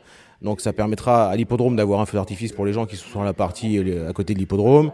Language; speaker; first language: French; native; French